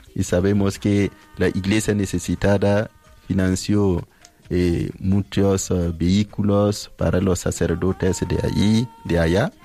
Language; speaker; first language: Spanish; non-native, fluent; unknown